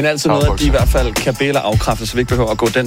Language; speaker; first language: Danish; native; Danish